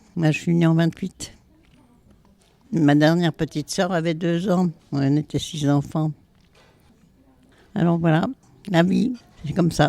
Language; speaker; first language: French; native; French